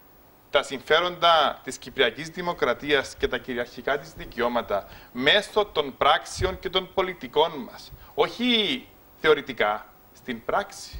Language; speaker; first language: Greek; native; Greek